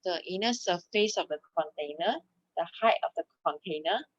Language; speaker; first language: English; non-native, local second language; Malay